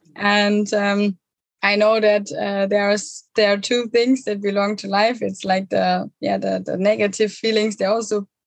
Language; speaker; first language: English; non-native, fluent; German